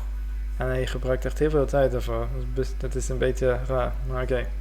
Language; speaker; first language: Dutch; non-native, fluent; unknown